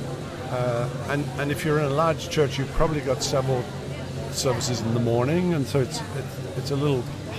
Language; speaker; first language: English; native; English